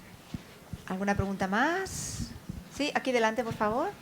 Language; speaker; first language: Spanish; native; Spanish